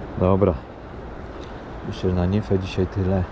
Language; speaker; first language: Polish; native; Polish